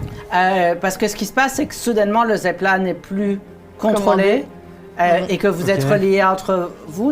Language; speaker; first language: French; native; French